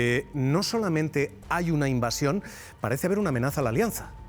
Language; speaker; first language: Spanish; native; Spanish